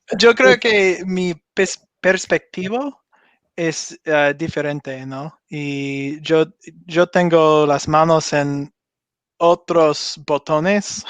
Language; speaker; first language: Spanish; non-native, learner; English